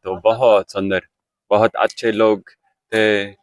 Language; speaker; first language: Hindi; non-native, learner; English